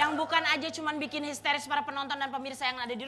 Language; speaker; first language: Indonesian; native; Indonesian